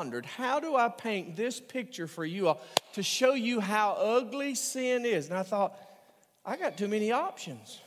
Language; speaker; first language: English; native; English